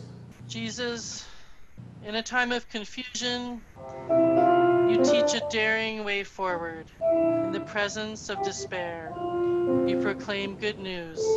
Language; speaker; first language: English; native; English